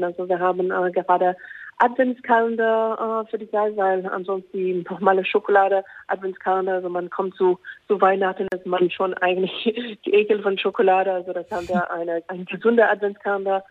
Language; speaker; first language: German; non-native, fluent; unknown